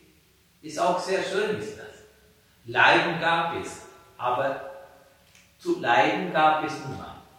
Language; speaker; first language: German; non-native, fluent; Sinhala